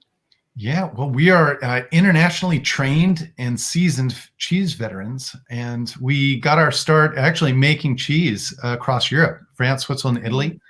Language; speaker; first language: English; native; English